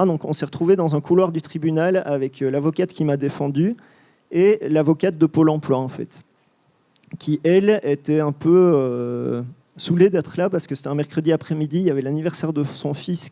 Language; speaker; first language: French; native; French